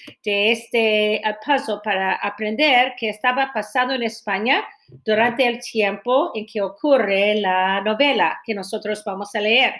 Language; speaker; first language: Spanish; non-native, fluent; English